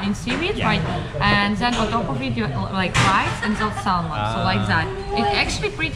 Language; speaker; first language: English; non-native, fluent; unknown